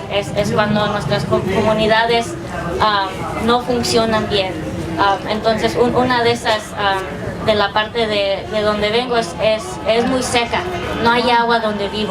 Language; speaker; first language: Spanish; early bilingual, heritage; English